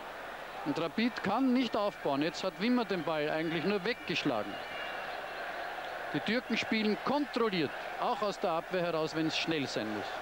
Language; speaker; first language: German; native; German